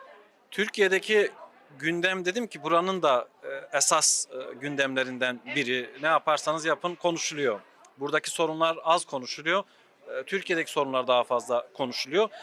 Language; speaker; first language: Turkish; native; Turkish